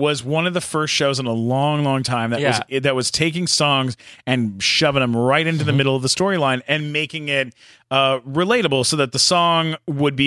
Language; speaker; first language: English; native; English